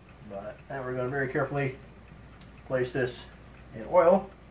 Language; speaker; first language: English; early bilingual, other home language; Czech